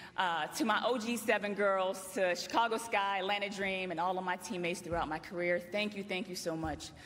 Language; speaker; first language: English; native; English